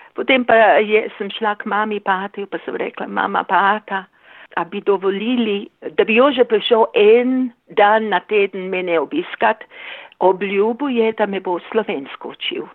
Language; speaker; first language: Slovenian; early bilingual, heritage; Slovenian